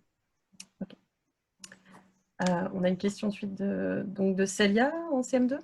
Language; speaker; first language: French; native; French